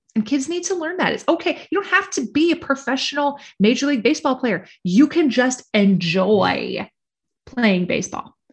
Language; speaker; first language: English; native; English